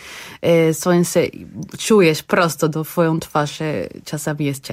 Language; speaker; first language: Polish; non-native, learner; Spanish